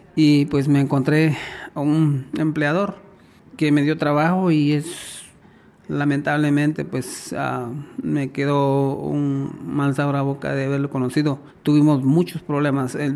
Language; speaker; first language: Spanish; native; Spanish